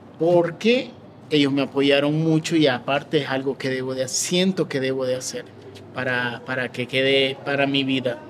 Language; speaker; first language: Spanish; native; Spanish